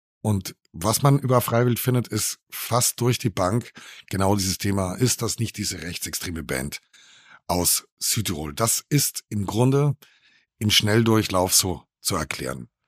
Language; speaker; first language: German; native; German